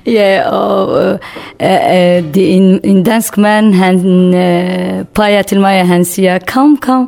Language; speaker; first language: Danish; non-native, learner; Kurdish